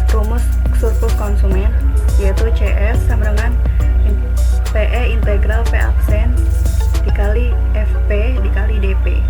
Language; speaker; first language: Indonesian; native; Indonesian